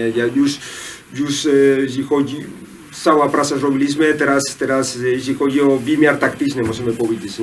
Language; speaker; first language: Polish; non-native, learner; Spanish